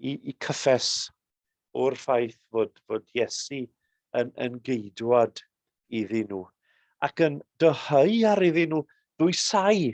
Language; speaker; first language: Welsh; native; Welsh